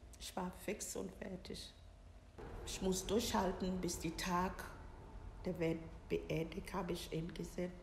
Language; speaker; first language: German; non-native, learner; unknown